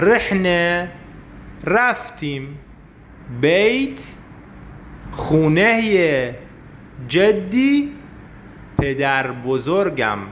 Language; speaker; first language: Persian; non-native, fluent; Arabic